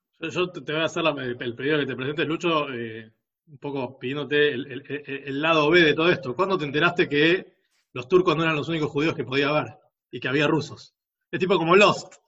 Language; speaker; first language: Spanish; native; Spanish